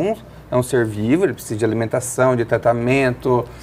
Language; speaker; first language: Portuguese; native; Portuguese